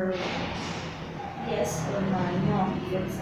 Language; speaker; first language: English; non-native, learner; Spanish